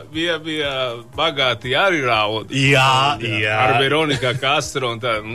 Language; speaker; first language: Latvian; non-native, fluent; Spanish